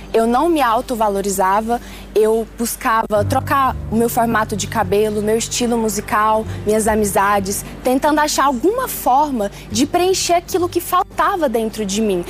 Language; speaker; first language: Portuguese; early bilingual, other home language; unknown